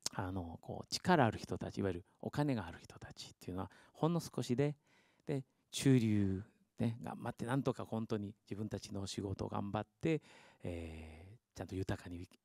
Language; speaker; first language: Japanese; early bilingual, heritage; Spanish